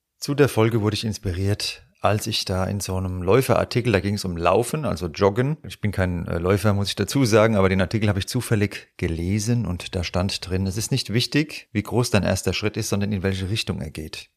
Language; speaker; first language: German; native; German